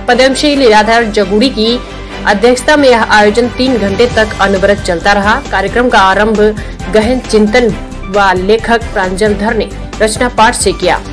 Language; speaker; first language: Hindi; native; Hindi